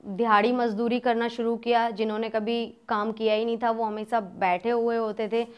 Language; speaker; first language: Hindi; native; Hindi